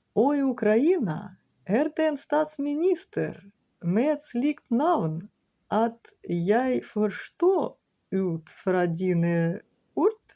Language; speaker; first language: Norwegian; non-native, learner; Ukrainian